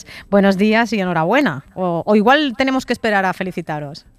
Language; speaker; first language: Spanish; native; Spanish